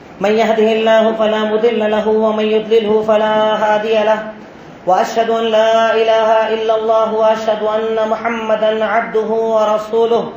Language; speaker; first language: Urdu; native; Urdu